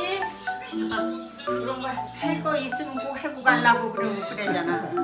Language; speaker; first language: Korean; native; Korean